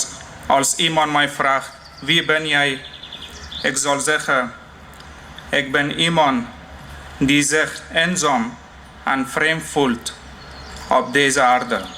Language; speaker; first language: Dutch; non-native, fluent; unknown